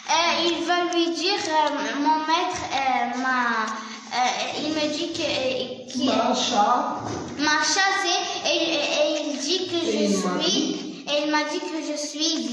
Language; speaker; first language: French; non-native, learner; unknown